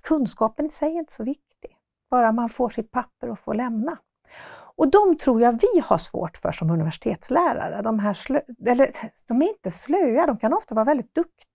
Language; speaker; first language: Swedish; native; Swedish